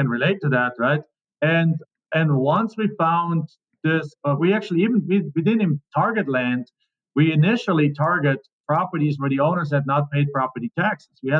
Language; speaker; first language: English; non-native, fluent; German